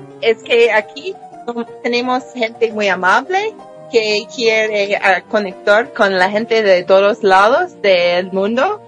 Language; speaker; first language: Spanish; non-native, fluent; English